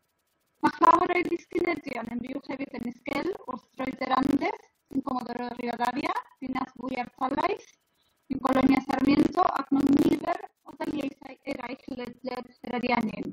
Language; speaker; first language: Welsh; non-native, learner; Spanish